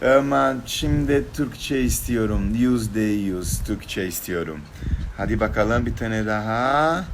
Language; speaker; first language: Turkish; non-native, learner; Portuguese